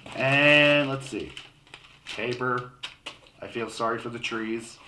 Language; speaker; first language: English; native; English